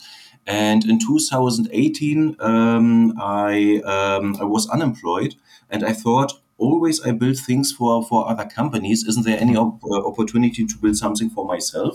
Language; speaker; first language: English; non-native, fluent; German